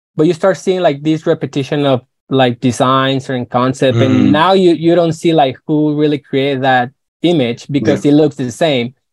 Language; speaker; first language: English; non-native, fluent; Spanish